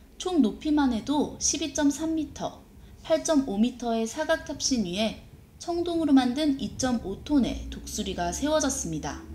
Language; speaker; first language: Korean; native; Korean